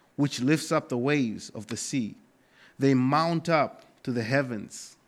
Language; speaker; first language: English; non-native, local second language; Nyanja